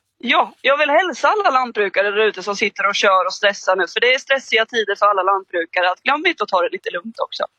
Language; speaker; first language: Swedish; native; Swedish